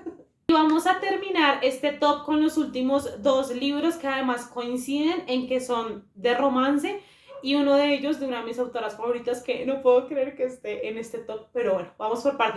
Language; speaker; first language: Spanish; native; Spanish